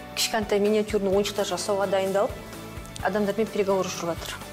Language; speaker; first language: Kazakh; native; Kazakh